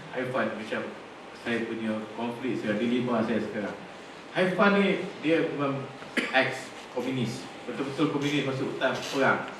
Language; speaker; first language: Malay; native; Malay